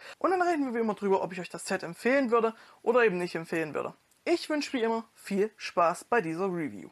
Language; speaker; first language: German; native; German